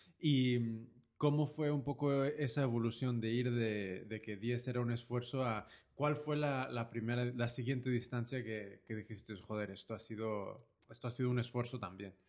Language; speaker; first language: Spanish; native; Spanish